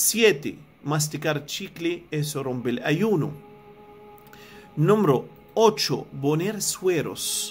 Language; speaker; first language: Spanish; non-native, fluent; Arabic